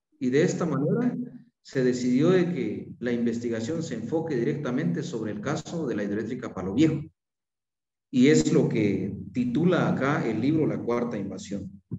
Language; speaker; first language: Spanish; non-native, local second language; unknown